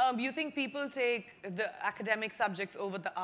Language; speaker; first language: English; non-native, local second language; Hindi